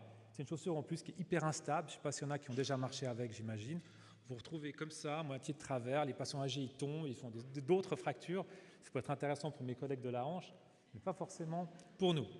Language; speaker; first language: French; native; French